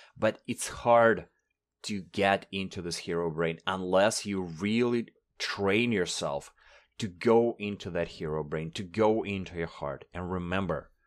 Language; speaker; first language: English; non-native, fluent; Russian